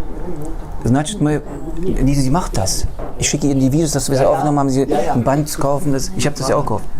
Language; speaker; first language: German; non-native, fluent; Russian